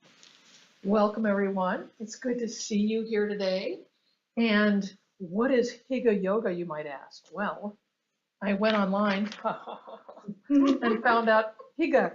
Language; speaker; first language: English; native; English